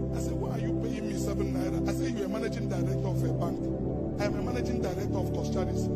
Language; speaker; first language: English; non-native, local second language; Igbo